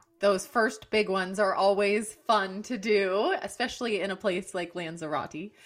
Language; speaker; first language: English; native; English